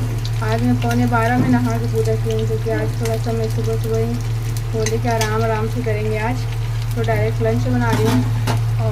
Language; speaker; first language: Hindi; native; Hindi